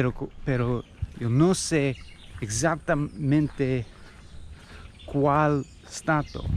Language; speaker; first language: Spanish; non-native, learner; English